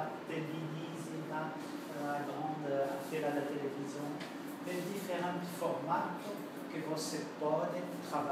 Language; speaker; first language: Portuguese; non-native, learner; French